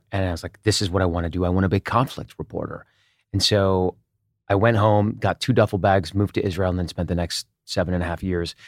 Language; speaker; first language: English; early bilingual, other home language; Hebrew